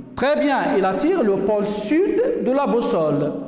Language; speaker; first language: French; non-native, local second language; Arabic